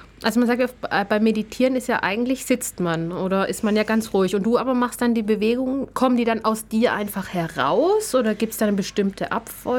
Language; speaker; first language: German; native; German